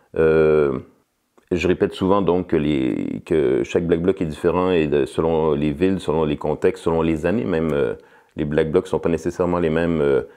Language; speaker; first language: French; native; French